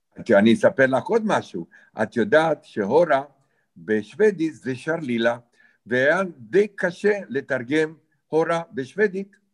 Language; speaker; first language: Hebrew; non-native, fluent; Romanian